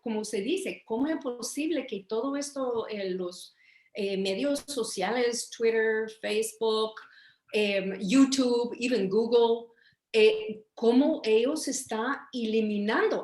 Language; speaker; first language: Spanish; early bilingual, heritage; Spanish